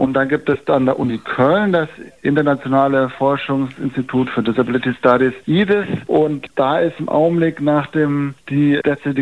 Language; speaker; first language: German; native; German